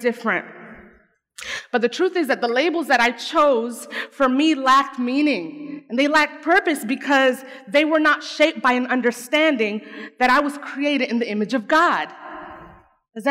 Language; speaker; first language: English; early bilingual, other home language; Spanish